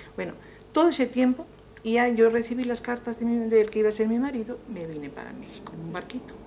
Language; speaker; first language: Spanish; native; Spanish